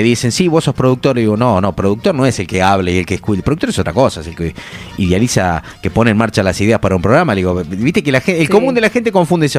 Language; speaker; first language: Spanish; native; Spanish